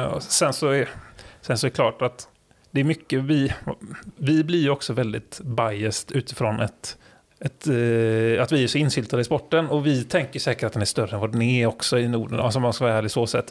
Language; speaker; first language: Swedish; native; Swedish